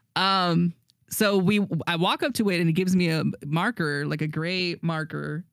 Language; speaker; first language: English; native; English